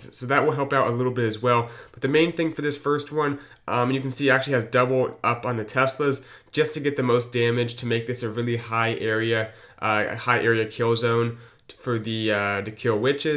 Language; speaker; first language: English; native; English